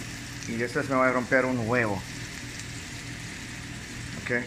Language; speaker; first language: Spanish; non-native, learner; English